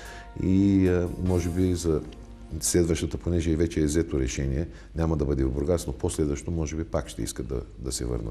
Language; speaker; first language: Bulgarian; native; Bulgarian